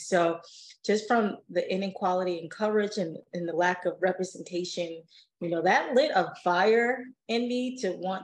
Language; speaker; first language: English; native; English